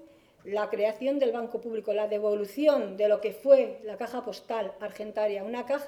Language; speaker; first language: Spanish; native; Spanish